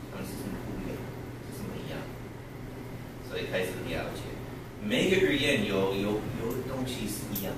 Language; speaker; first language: Chinese; non-native, learner; English